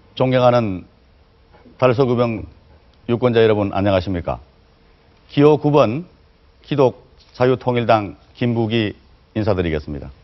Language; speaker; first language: Korean; native; Korean